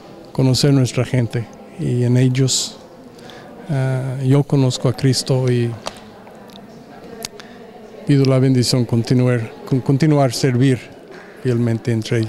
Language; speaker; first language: Spanish; non-native, fluent; English